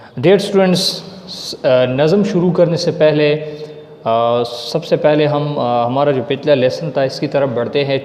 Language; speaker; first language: Urdu; non-native, local second language; Pashto